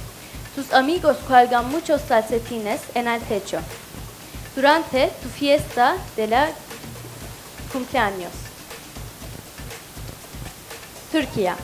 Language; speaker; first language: Spanish; non-native, learner; Turkish